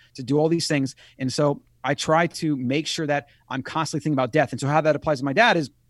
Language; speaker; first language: English; native; English